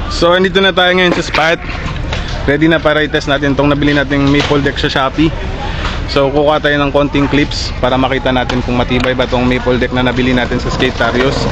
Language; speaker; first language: Filipino; non-native, local second language; Chavacano